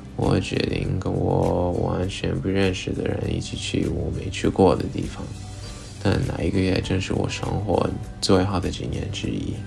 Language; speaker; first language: Chinese; non-native, learner; English